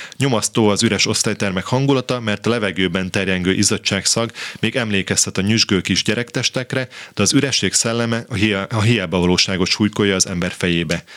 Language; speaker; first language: Hungarian; native; Hungarian